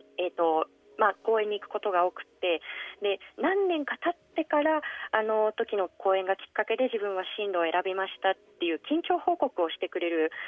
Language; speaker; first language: Japanese; native; Japanese